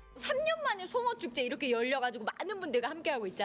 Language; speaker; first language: Korean; native; Korean